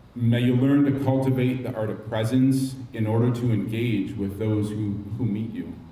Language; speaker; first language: English; native; English